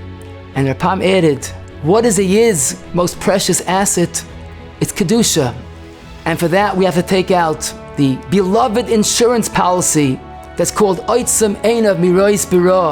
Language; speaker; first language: English; native; English